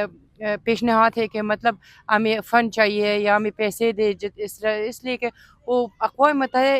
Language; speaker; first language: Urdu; non-native, fluent; Persian